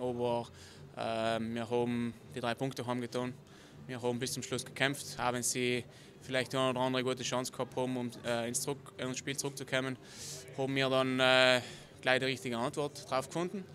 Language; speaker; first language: German; native; German